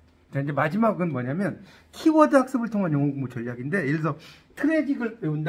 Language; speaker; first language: Korean; native; Korean